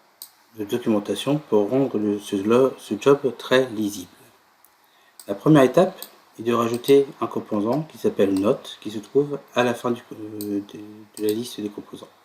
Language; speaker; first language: French; native; French